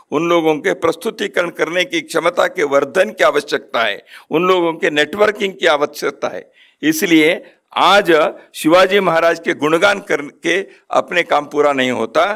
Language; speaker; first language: Hindi; non-native, local second language; Kannada